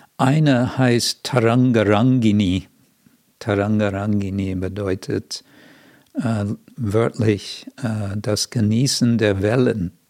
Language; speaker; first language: German; non-native, fluent; English